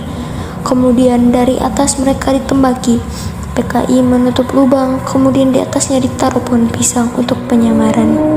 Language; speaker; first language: Indonesian; native; Indonesian